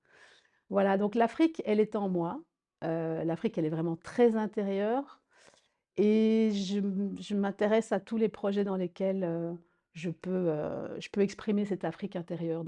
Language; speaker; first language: French; early bilingual, other home language; Rundi